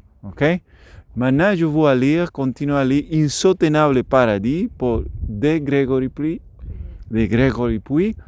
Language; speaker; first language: French; non-native, learner; Spanish